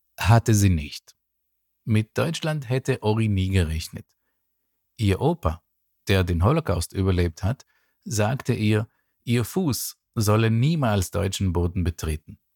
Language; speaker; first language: German; non-native, fluent; Hebrew